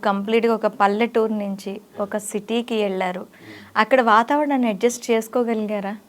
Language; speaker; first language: Telugu; native; Telugu